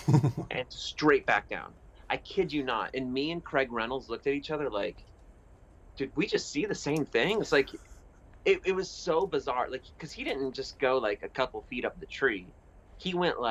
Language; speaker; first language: English; native; English